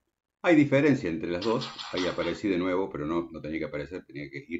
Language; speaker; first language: Spanish; native; Spanish